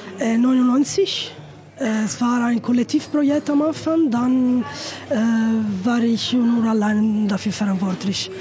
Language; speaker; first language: German; non-native, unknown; Italian